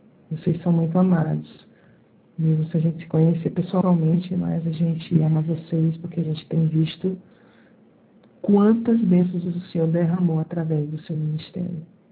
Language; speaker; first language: Portuguese; native; Portuguese